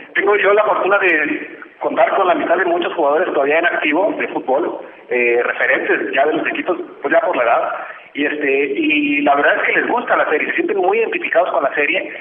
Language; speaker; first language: Spanish; native; Spanish